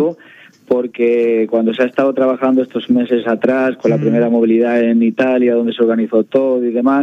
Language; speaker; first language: Spanish; native; Spanish